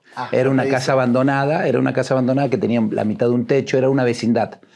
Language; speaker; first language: Spanish; native; Spanish